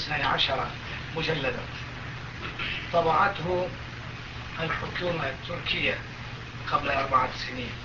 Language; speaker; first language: Arabic; non-native, fluent; Turkish